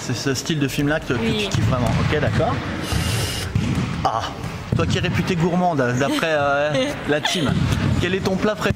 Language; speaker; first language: French; native; French